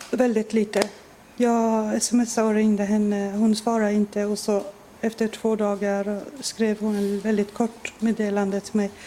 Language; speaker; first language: Swedish; non-native, fluent; Persian